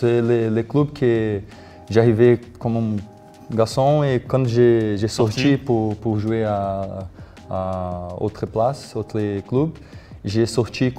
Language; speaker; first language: French; non-native, learner; Portuguese